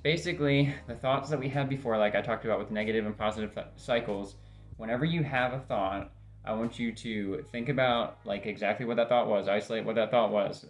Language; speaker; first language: English; native; English